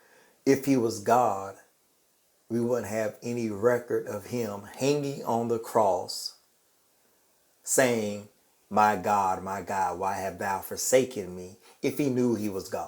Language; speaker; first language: English; native; English